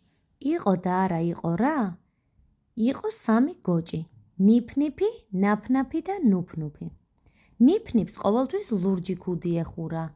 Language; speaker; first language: Georgian; native; Georgian